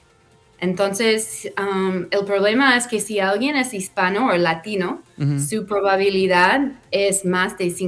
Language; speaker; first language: Spanish; non-native, fluent; English